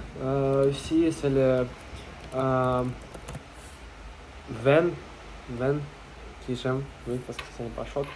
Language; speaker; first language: French; non-native, learner; Russian